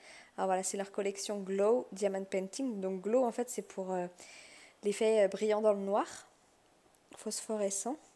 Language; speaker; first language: French; native; French